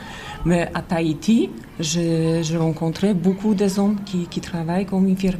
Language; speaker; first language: French; non-native, learner; Polish